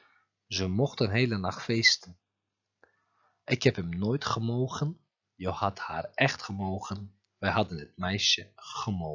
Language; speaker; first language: Dutch; non-native, fluent; Turkish